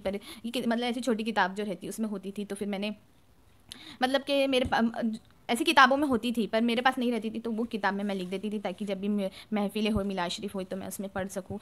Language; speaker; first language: Urdu; native; Urdu